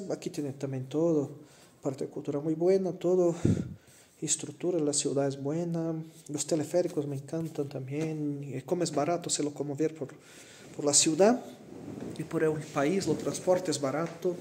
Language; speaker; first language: Spanish; non-native, fluent; Portuguese